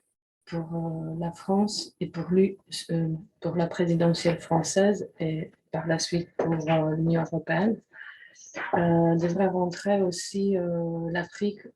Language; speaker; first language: French; non-native, fluent; Polish